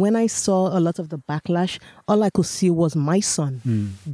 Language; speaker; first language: English; non-native, local second language; Yoruba